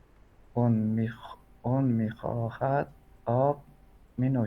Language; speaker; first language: Persian; non-native, learner; Urdu